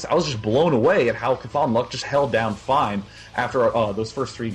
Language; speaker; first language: English; native; English